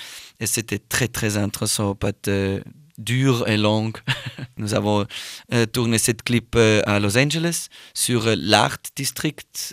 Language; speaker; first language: French; non-native, learner; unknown